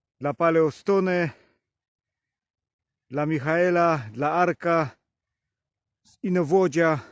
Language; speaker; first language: Polish; native; Polish